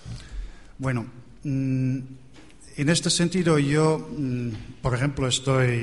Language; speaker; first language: Spanish; non-native, fluent; Dutch